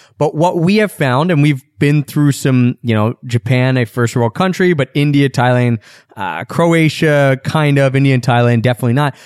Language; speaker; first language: English; native; English